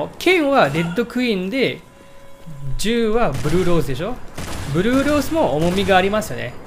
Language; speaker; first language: Japanese; non-native, fluent; English